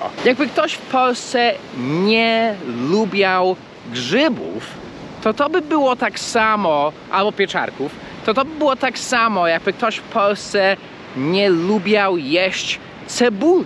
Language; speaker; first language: Polish; early bilingual, heritage; Polish